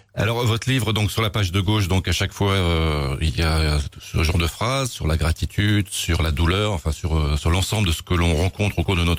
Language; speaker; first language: French; native; French